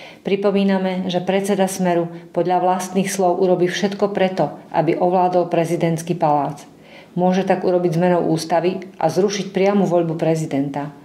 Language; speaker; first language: Slovak; native; Slovak